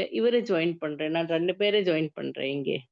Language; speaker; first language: Tamil; non-native, learner; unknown